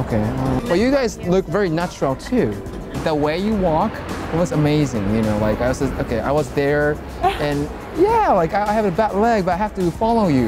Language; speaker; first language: English; non-native, fluent; Japanese